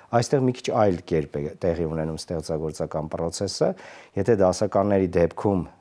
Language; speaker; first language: Armenian; native; Armenian